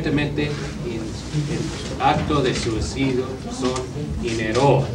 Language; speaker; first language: Spanish; non-native, learner; English